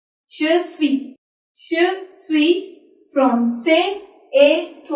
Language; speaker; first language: French; non-native, fluent; Hindi